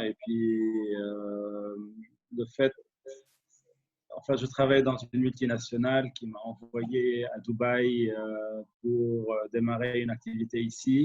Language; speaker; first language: French; non-native, local second language; Arabic